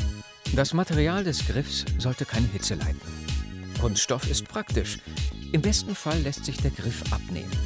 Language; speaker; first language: German; native; German